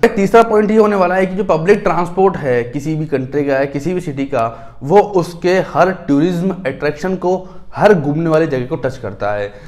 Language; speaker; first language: Hindi; native; Hindi